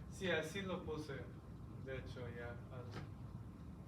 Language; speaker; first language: Spanish; early bilingual, heritage; Spanish